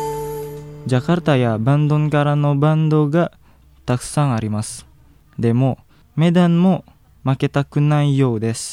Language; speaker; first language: Japanese; non-native, fluent; Indonesian